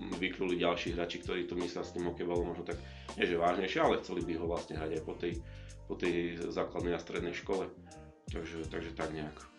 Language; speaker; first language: Slovak; native; Slovak